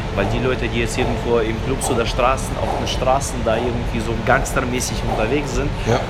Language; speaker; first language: German; early bilingual, other home language; Russian